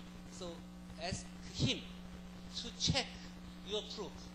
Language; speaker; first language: English; non-native, fluent; Korean